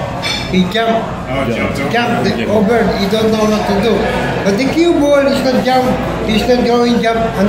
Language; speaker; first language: English; non-native, learner; Filipino